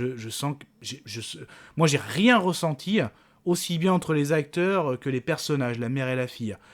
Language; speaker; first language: French; native; French